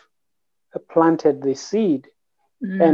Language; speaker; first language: English; non-native, local second language; Shona